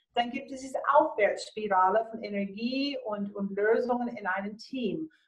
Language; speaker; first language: German; non-native, fluent; English